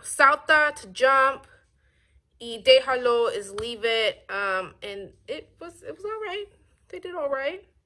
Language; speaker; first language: English; native; English